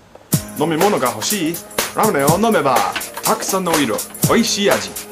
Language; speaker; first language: Japanese; non-native, learner; English